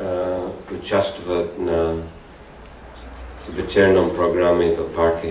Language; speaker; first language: Russian; non-native, learner; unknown